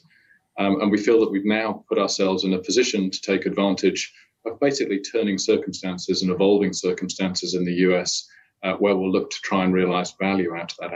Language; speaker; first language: English; native; English